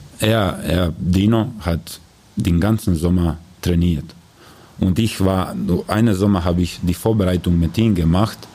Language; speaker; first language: German; non-native, learner; Croatian